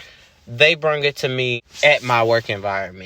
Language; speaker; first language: English; native; English